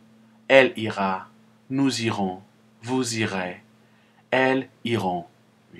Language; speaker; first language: French; non-native, fluent; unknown